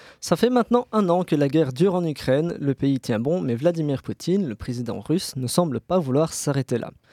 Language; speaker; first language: French; native; French